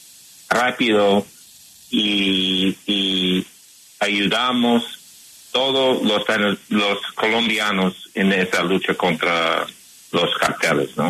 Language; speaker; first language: Spanish; non-native, fluent; English